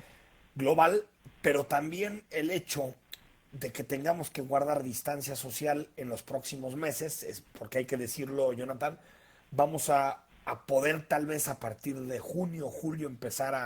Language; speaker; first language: Spanish; native; Spanish